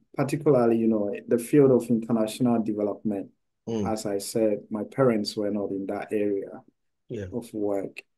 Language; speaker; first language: English; non-native, local second language; Akan